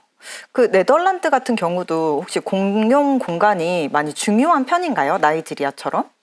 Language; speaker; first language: Korean; native; Korean